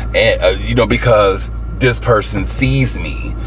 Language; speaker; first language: English; native; English